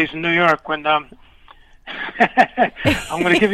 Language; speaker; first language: English; early bilingual, other home language; Spanish